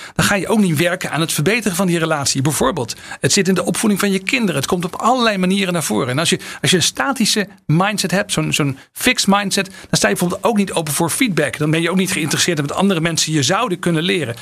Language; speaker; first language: Dutch; native; Dutch